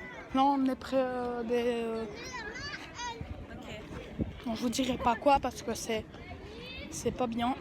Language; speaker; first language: French; native; French